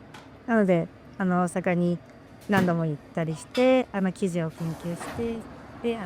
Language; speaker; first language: Japanese; native; Japanese